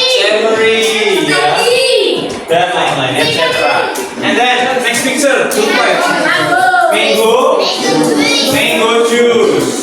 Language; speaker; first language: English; non-native, fluent; Indonesian